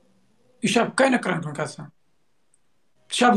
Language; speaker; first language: German; non-native, learner; Turkish